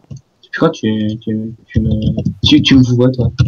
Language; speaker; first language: French; native; French